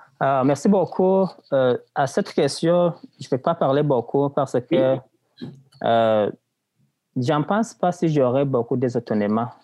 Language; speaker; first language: French; non-native, local second language; Rundi